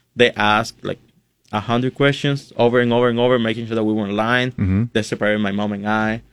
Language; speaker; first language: English; non-native, fluent; Spanish